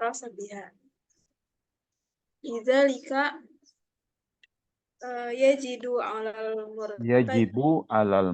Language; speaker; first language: Arabic; non-native, learner; Indonesian